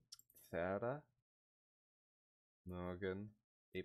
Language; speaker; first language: German; non-native, learner; English